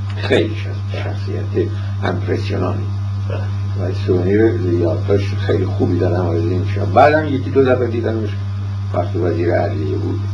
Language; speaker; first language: Persian; early bilingual, other home language; French